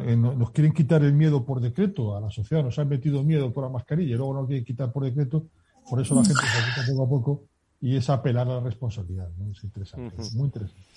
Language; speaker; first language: Spanish; native; Spanish